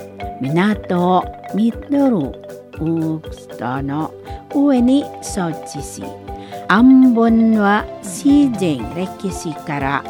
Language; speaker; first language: Japanese; non-native, learner; Indonesian